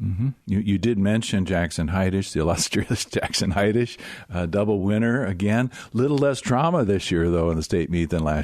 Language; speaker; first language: English; native; English